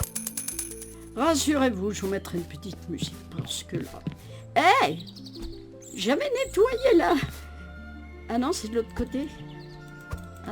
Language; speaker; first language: French; native; French